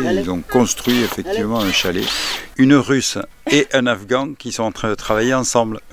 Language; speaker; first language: French; native; French